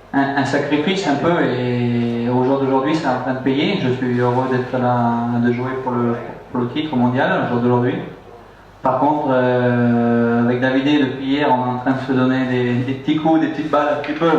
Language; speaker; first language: French; native; French